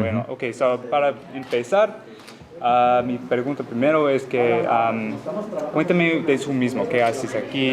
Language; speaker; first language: Spanish; non-native, learner; English